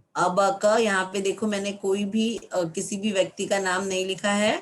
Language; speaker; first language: Hindi; non-native, local second language; Marathi